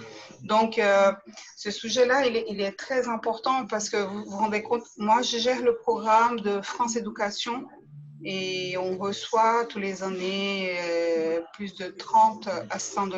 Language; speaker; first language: French; native; French